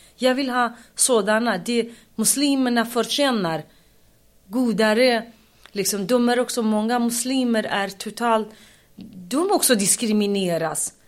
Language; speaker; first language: Swedish; non-native, fluent; Kurdish